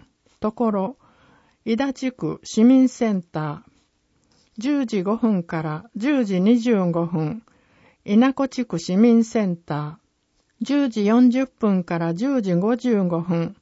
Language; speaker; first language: Japanese; native; Japanese